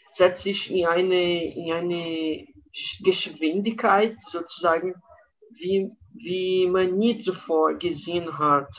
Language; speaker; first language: German; non-native, fluent; Portuguese